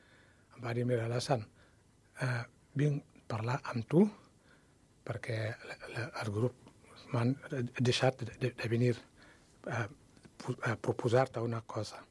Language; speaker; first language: Catalan; non-native, learner; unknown